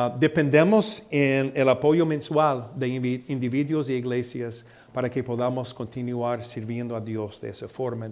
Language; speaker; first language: Spanish; non-native, fluent; English